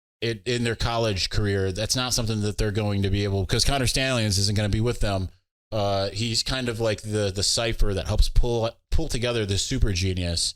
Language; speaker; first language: English; native; English